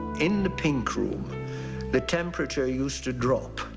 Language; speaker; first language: English; native; English